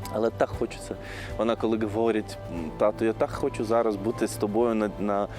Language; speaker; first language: Ukrainian; early bilingual, heritage; Arabic